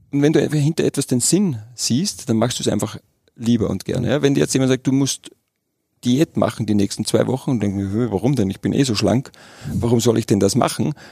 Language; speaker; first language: German; native; German